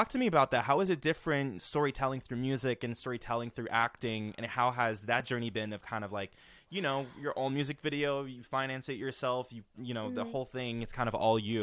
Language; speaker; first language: English; non-native, fluent; French